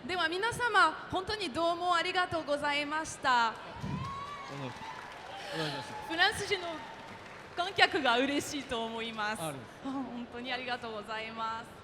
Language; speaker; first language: Japanese; non-native, fluent; French